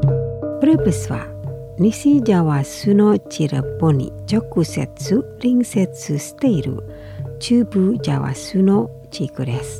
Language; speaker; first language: Japanese; non-native, fluent; Indonesian